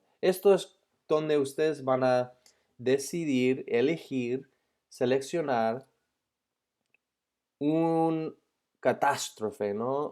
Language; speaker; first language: Spanish; non-native, fluent; English